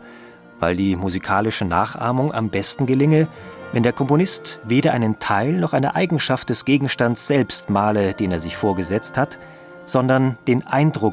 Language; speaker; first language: German; native; German